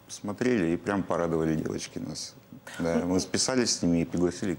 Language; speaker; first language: Russian; native; Russian